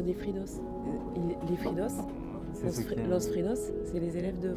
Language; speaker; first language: French; native; French